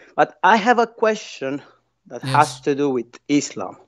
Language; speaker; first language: English; non-native, fluent; Romanian